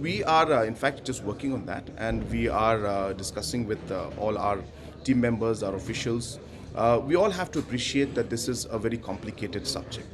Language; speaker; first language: English; non-native, local second language; Garo